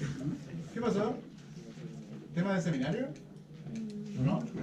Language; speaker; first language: Spanish; native; Spanish